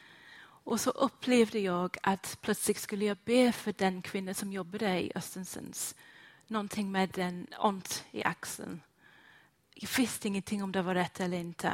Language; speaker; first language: Swedish; non-native, fluent; English